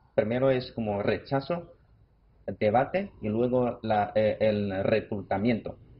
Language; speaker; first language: Spanish; non-native, fluent; Chinese